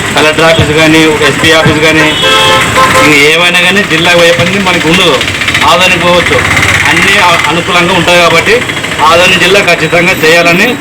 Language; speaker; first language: Telugu; native; Telugu